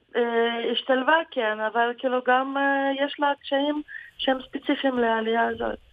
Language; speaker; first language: Hebrew; non-native, fluent; Ukrainian